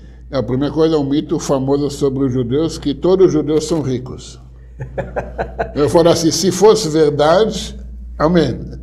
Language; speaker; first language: Portuguese; non-native, fluent; Hebrew